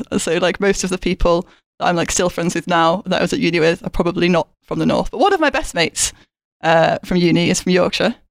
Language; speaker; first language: English; native; English